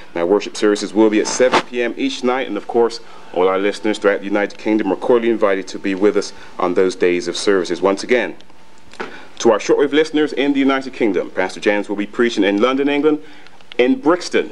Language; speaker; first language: English; native; English